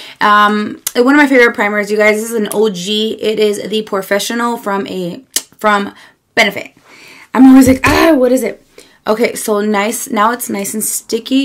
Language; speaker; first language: English; early bilingual, other home language; Spanish